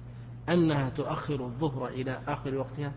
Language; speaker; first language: Arabic; native; Arabic